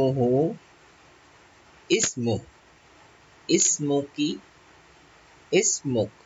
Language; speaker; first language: Arabic; non-native, fluent; Indonesian